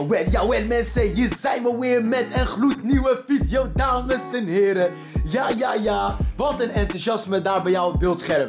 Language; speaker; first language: Dutch; early bilingual, other home language; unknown